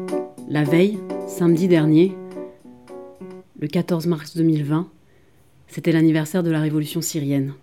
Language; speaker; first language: French; native; French